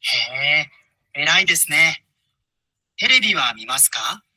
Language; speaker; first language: Japanese; non-native, learner; Bangla